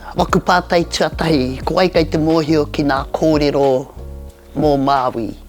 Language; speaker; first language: Māori; native; Māori